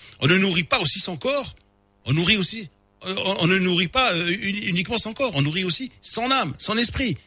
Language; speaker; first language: French; non-native, local second language; Arabic